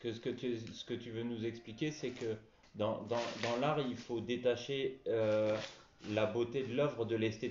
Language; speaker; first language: French; native; French